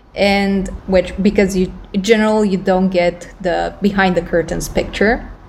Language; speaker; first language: English; non-native, fluent; Romanian